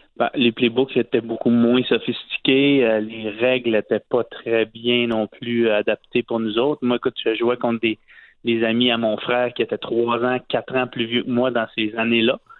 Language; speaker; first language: French; native; French